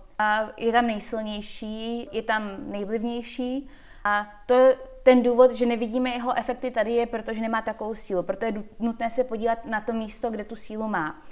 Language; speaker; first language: Czech; early bilingual, heritage; Czech